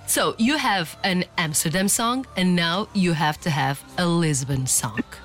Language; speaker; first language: English; non-native, fluent; Portuguese